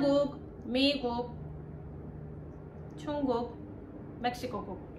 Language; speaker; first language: Korean; non-native, learner; English